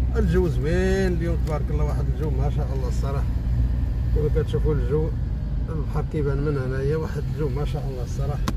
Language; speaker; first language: Arabic; non-native, local second language; Riffian